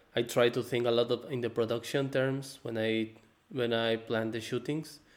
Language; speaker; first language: English; non-native, fluent; Spanish